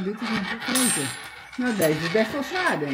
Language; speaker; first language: Dutch; native; Dutch